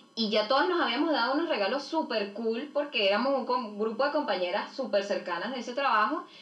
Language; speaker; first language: Spanish; native; Spanish